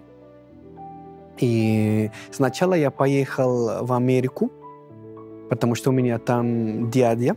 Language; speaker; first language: Russian; non-native, fluent; Spanish